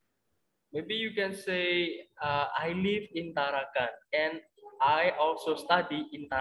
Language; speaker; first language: English; non-native, fluent; Indonesian